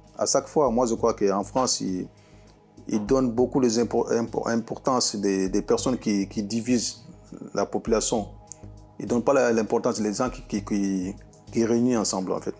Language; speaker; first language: French; non-native, fluent; Soninke